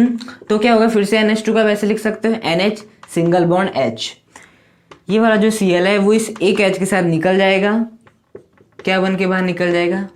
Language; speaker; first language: Hindi; native; Hindi